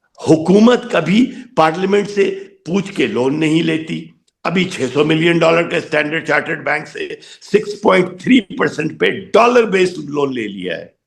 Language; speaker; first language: Urdu; native; Urdu